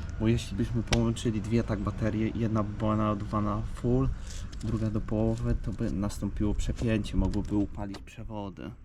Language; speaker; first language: Polish; native; Polish